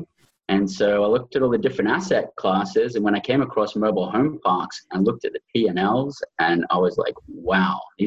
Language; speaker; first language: English; native; English